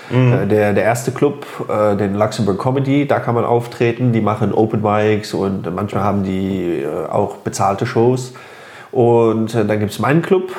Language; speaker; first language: German; non-native, local second language; English